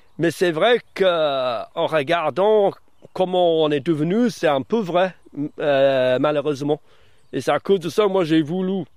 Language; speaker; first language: French; non-native, fluent; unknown